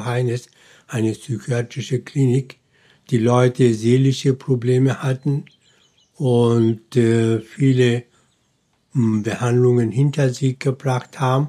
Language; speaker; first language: German; non-native, fluent; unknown